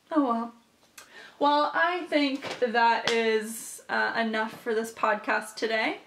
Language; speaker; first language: English; native; English